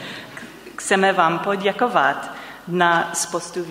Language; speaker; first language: Czech; non-native, learner; English